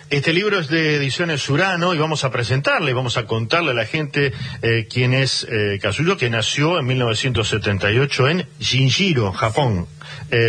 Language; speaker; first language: Spanish; native; Spanish